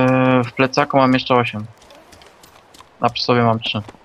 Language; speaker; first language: Polish; native; Polish